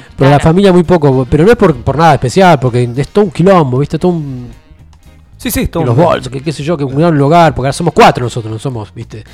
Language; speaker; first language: Spanish; native; Spanish